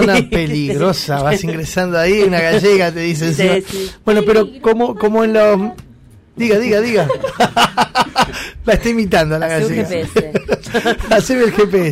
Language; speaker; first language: Spanish; native; Spanish